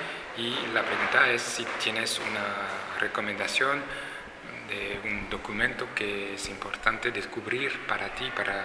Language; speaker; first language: Spanish; non-native, fluent; French